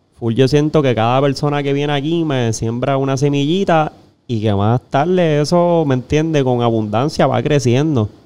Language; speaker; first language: Spanish; native; Spanish